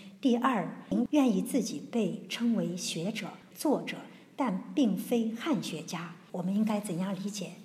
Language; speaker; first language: Chinese; native; Chinese